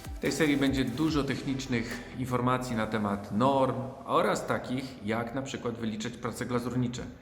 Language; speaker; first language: Polish; native; Polish